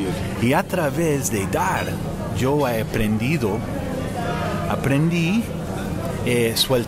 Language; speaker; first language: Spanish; non-native, fluent; English